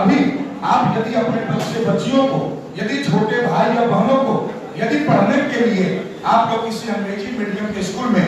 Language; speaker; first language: Hindi; native; Hindi